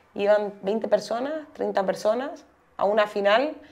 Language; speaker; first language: Spanish; native; Spanish